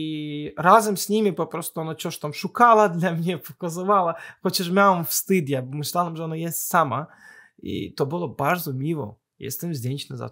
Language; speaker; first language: Polish; non-native, fluent; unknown